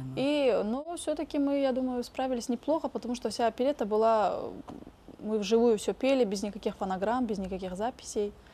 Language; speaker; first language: Russian; non-native, local second language; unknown